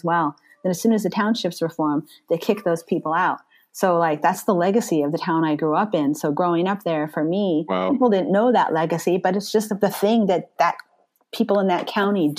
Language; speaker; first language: English; native; English